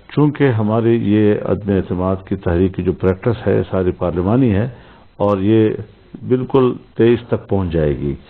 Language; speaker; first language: Urdu; non-native, local second language; Pashto